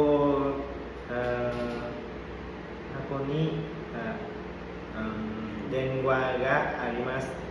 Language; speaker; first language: Japanese; non-native, learner; Vietnamese